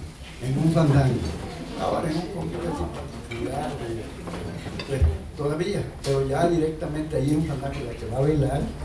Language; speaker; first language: Spanish; native; Spanish